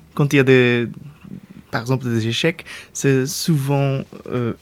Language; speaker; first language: French; non-native, local second language; Dutch